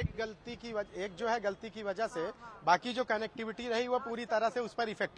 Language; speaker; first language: Hindi; native; Hindi